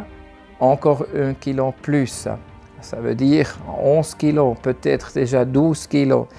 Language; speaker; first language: French; non-native, learner; German